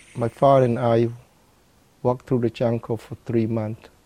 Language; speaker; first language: English; non-native, fluent; Khmer